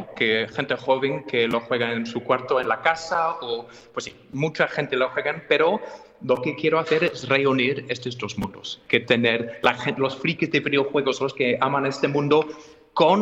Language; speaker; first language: Spanish; non-native, fluent; English